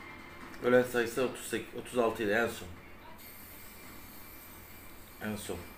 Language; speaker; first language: Turkish; native; Turkish